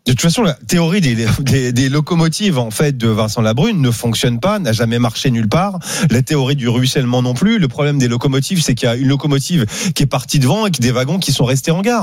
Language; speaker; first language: French; native; French